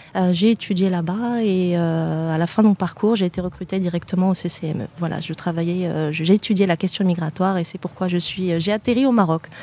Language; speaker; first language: French; native; French